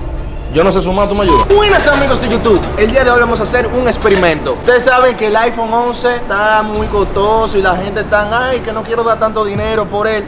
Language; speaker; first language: Spanish; native; Spanish